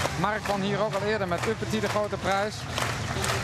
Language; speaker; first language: Dutch; native; Dutch